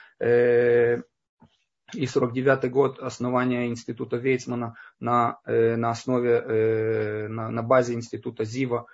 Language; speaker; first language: Russian; native; Russian